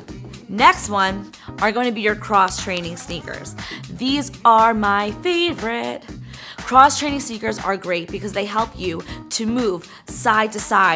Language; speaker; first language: English; native; English